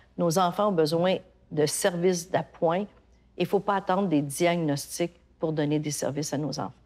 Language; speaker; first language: French; native; French